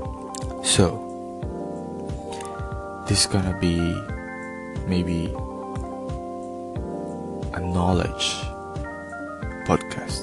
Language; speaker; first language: English; non-native, fluent; Spanish